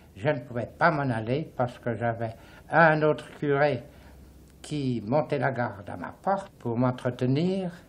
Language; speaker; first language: French; native; French